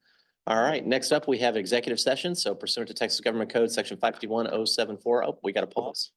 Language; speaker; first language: English; native; English